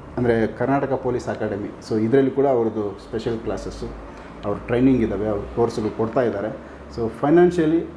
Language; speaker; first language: Kannada; native; Kannada